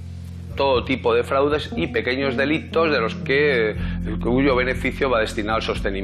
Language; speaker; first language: Spanish; native; Spanish